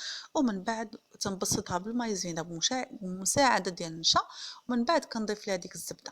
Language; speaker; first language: Arabic; native; Arabic